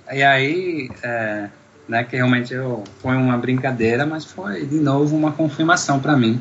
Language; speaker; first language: Portuguese; non-native, fluent; Dutch